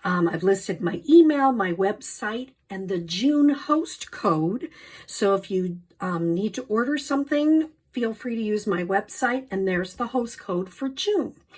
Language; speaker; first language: English; native; English